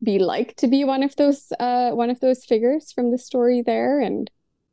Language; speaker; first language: English; non-native, local second language; Urdu